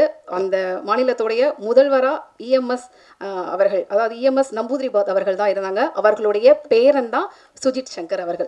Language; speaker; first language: Tamil; native; Tamil